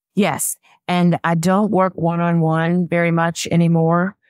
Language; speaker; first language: English; native; English